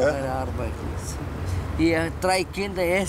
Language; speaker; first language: German; non-native, learner; Bulgarian